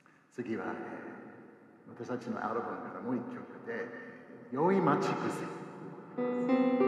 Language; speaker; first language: Japanese; non-native, fluent; English